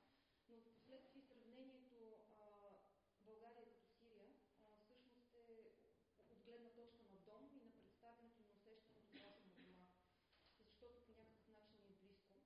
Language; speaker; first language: Bulgarian; native; Bulgarian